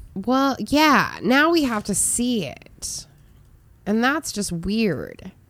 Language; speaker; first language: English; native; English